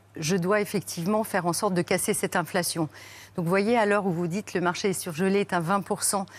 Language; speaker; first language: French; native; French